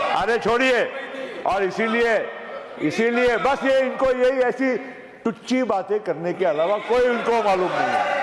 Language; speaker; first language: Hindi; non-native, local second language; Gujarati